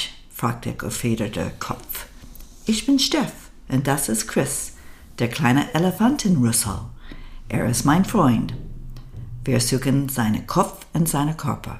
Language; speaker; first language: German; non-native, learner; English